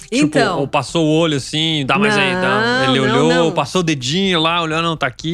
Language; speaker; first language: Portuguese; native; Portuguese